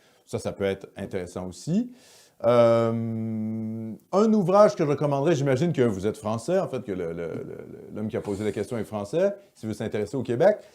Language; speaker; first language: French; native; French